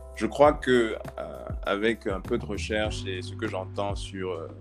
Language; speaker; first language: French; native; French